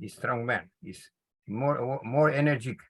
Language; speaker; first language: English; non-native, learner; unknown